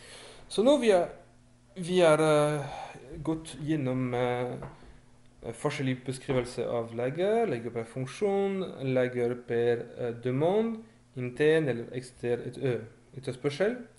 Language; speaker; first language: Norwegian; non-native, fluent; French